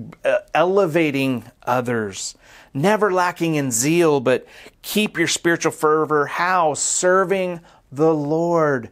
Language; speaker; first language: English; native; English